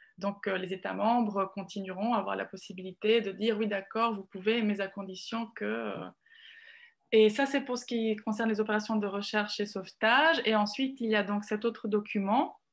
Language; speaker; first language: French; non-native, fluent; Italian